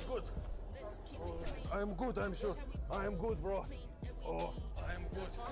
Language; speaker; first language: English; non-native, learner; Russian